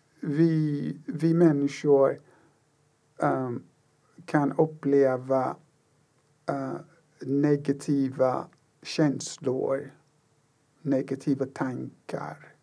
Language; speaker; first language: Swedish; non-native, fluent; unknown